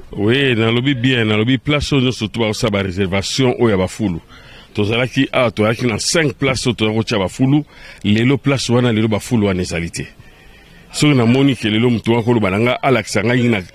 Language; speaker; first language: Lingala; native; Lingala